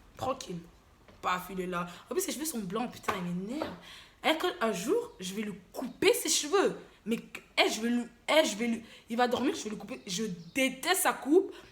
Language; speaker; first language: French; early bilingual, other home language; Lingala